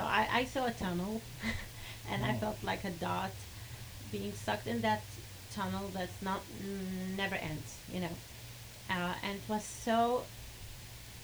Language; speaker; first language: English; non-native, fluent; Arabic